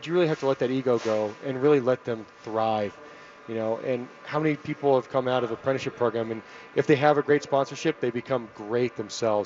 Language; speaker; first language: English; native; English